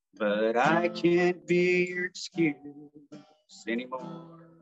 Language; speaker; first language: English; native; English